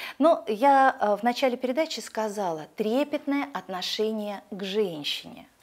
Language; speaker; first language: Russian; native; Russian